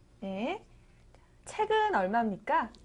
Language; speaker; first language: Korean; native; Korean